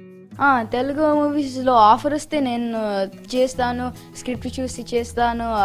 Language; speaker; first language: Telugu; early bilingual, heritage; Telugu